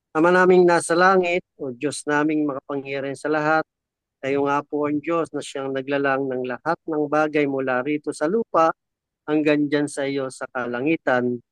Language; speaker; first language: Filipino; native; Filipino